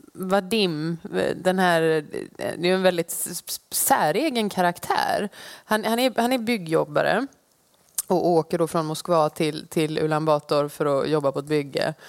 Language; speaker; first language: Swedish; native; Swedish